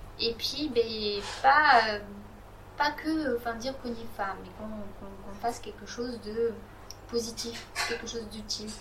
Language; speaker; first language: French; non-native, fluent; Romanian